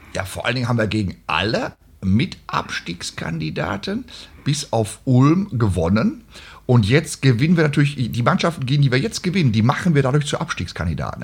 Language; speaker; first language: German; native; German